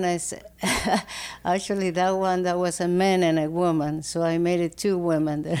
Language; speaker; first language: English; non-native, fluent; Spanish